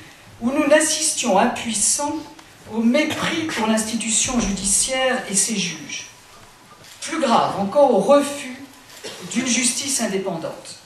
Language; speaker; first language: French; native; French